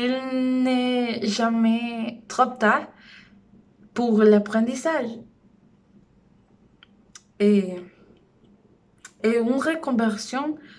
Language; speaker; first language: French; non-native, learner; Spanish